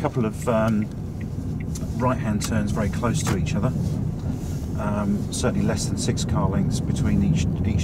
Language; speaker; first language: English; native; English